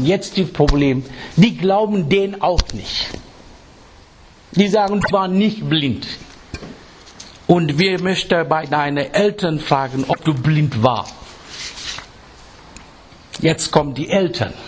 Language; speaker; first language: German; non-native, fluent; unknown